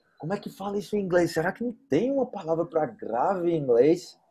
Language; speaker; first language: Portuguese; native; Portuguese